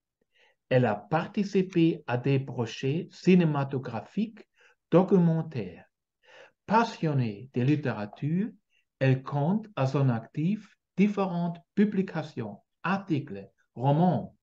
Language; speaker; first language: French; non-native, fluent; German